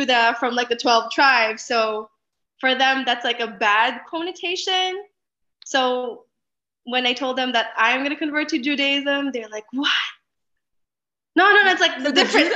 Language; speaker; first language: English; non-native, local second language; Filipino